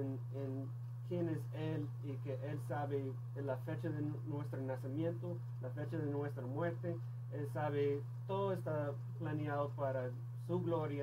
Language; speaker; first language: Spanish; non-native, fluent; English